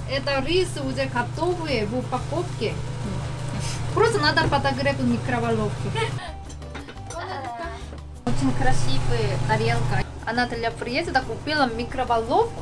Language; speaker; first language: Russian; non-native, fluent; Korean